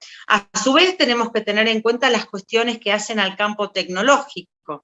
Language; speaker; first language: Spanish; native; Spanish